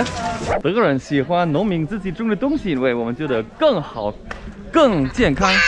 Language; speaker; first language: Chinese; non-native, fluent; German